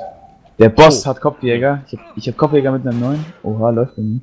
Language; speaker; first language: German; native; German